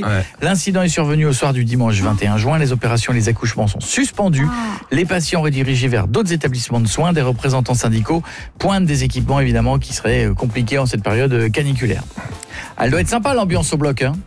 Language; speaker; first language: French; native; French